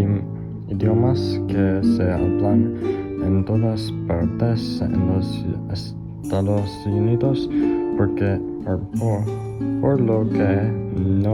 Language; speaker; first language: Spanish; non-native, learner; English